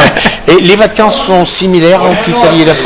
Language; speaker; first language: French; native; French